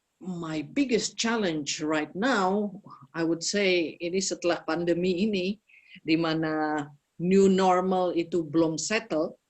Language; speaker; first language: Indonesian; early bilingual, heritage; Indonesian